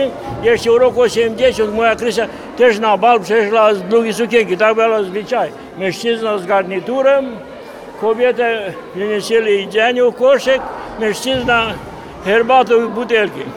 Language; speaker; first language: Polish; early bilingual, heritage; Polish